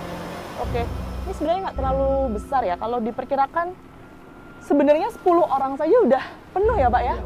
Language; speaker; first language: Indonesian; native; Indonesian